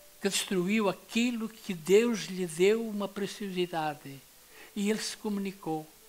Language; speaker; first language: Portuguese; native; Portuguese